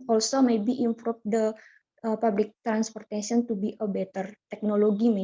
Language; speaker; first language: English; non-native, learner; Indonesian